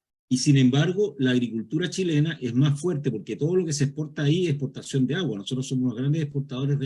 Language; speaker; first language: Spanish; native; Spanish